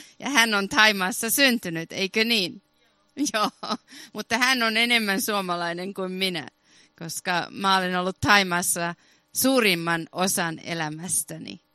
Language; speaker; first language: Finnish; early bilingual, heritage; Finnish